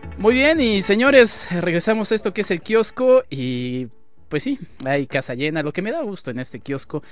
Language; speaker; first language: Spanish; native; Spanish